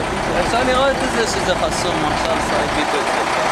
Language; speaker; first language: Hebrew; native; Hebrew